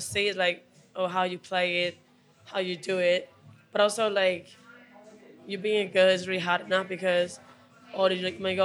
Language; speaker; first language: English; non-native, fluent; Khmer